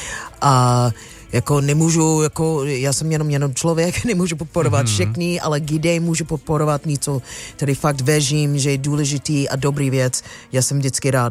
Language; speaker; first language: Czech; non-native, fluent; English